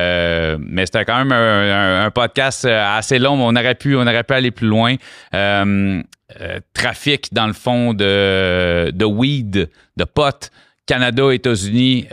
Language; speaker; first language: French; native; French